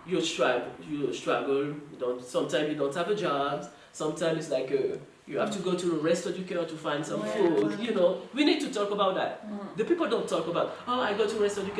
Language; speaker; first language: English; non-native, learner; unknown